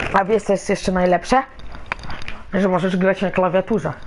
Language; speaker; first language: Polish; native; Polish